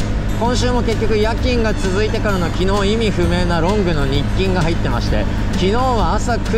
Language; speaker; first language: Japanese; native; Japanese